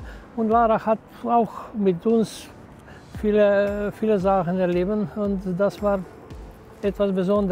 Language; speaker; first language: German; non-native, learner; Slovenian